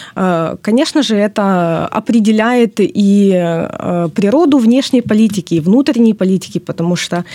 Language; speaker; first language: Russian; non-native, local second language; Ukrainian